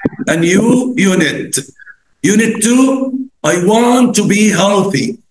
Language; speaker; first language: English; non-native, fluent; Arabic